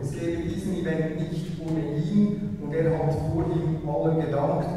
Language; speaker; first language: German; native; German